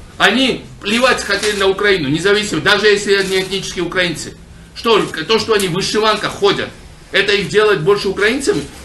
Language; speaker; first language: Russian; non-native, local second language; Georgian